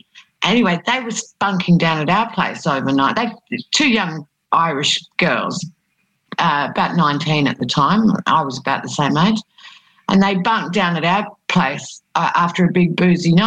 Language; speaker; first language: English; native; English